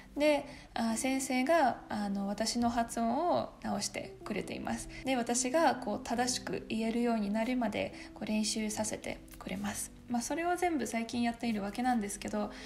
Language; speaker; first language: Japanese; non-native, fluent; Russian